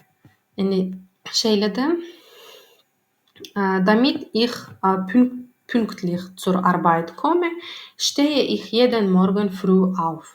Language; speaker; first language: German; non-native, learner; Turkmen